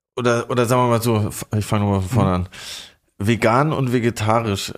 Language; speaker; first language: German; native; German